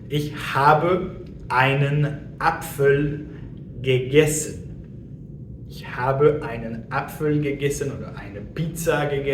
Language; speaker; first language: German; non-native, fluent; French